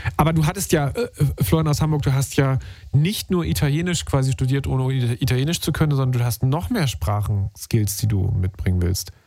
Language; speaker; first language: German; native; German